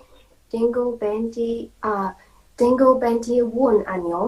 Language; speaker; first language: Spanish; non-native, learner; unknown